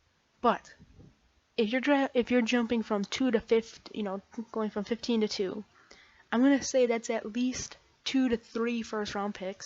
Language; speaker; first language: English; native; English